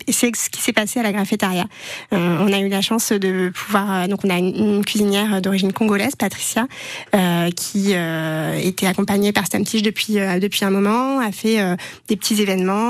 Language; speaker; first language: French; native; French